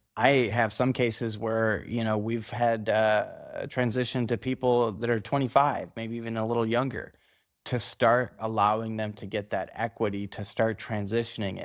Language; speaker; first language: English; native; English